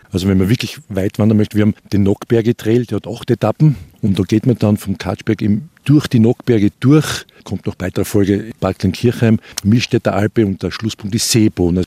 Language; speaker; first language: German; native; German